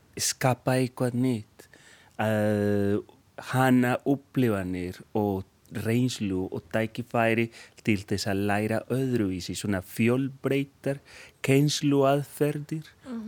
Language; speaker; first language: Icelandic; non-native, fluent; Spanish